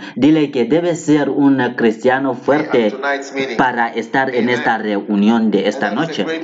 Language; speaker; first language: Spanish; non-native, fluent; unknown